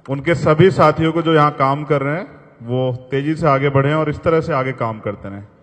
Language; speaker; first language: Hindi; native; Hindi